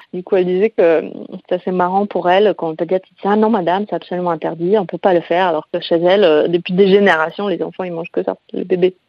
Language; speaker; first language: French; non-native, fluent; Polish